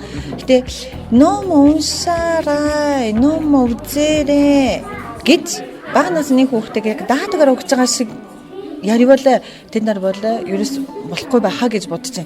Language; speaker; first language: Mongolian; non-native, fluent; Japanese